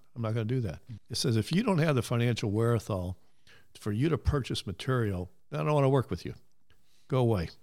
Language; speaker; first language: English; native; English